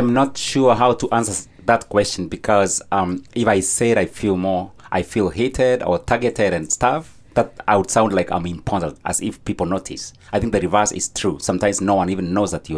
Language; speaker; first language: English; non-native, local second language; Meru